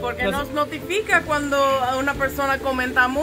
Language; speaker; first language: Spanish; non-native, fluent; English